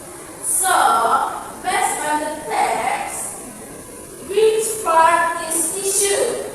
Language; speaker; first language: English; non-native, fluent; Indonesian